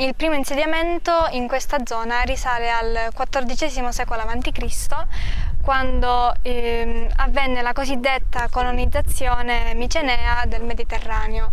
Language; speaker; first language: Italian; native; Italian